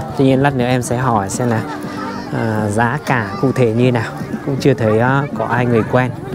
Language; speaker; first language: Vietnamese; non-native, local second language; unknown